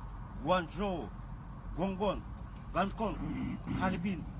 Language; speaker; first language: Russian; non-native, local second language; Kyrgyz